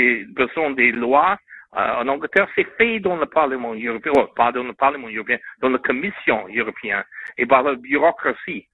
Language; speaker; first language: French; non-native, learner; English